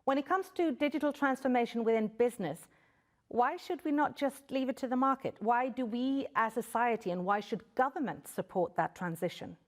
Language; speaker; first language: English; non-native, fluent; Icelandic